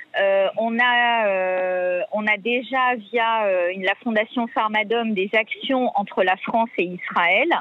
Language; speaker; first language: French; native; French